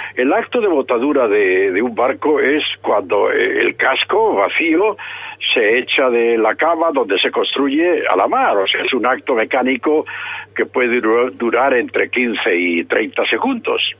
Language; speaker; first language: Spanish; native; Spanish